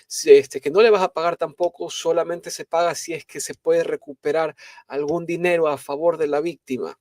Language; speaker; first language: Spanish; native; Spanish